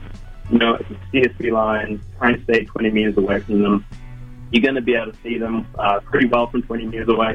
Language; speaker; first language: English; native; English